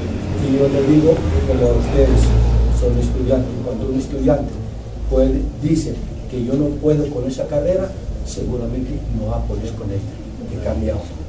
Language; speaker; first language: Spanish; non-native, fluent; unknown